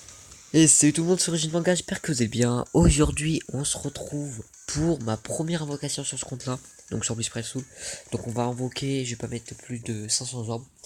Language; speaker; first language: French; native; French